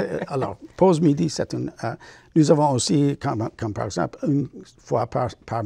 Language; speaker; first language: French; non-native, learner; English